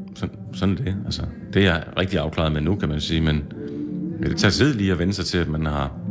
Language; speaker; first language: Danish; native; Danish